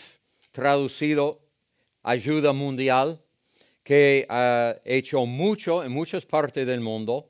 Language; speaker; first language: Spanish; non-native, fluent; English